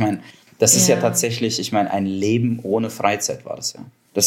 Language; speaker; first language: German; early bilingual, other home language; Russian